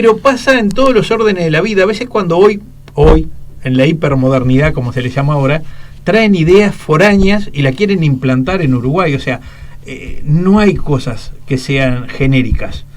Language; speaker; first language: Spanish; native; Spanish